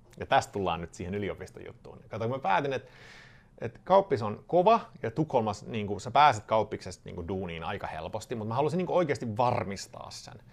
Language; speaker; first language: Finnish; non-native, fluent; Swedish